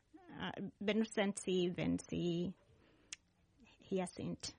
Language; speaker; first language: German; non-native, learner; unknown